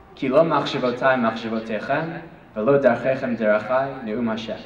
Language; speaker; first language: Hebrew; non-native, learner; English